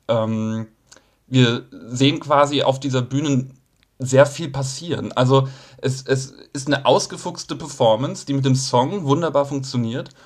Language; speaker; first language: German; native; German